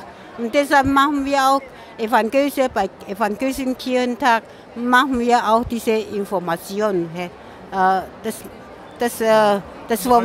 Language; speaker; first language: German; non-native, fluent; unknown